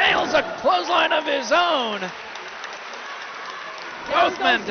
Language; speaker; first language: English; native; English